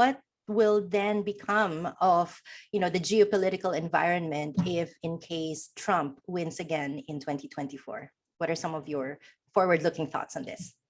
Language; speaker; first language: English; non-native, local second language; Filipino